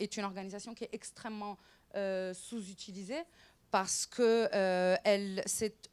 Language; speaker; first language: French; non-native, local second language; Arabic